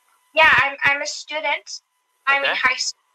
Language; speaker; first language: English; non-native, learner; Turkish